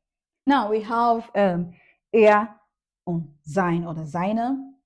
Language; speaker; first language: German; non-native, learner; English